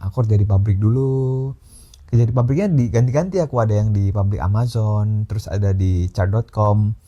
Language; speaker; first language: Indonesian; native; Indonesian